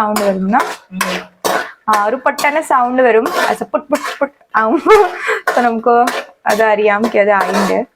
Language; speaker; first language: Malayalam; non-native, learner; Kannada